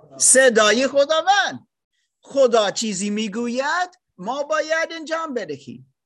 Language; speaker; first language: Persian; non-native, learner; German